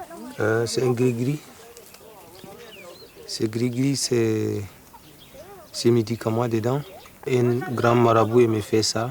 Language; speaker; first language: French; non-native, local second language; Fula